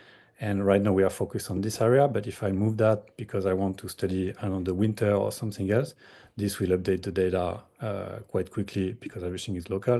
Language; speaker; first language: English; non-native, fluent; French